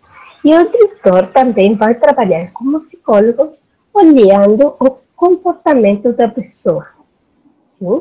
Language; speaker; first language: Portuguese; non-native, learner; Spanish